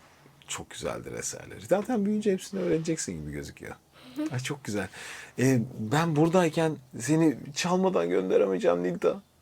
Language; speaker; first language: Turkish; native; Turkish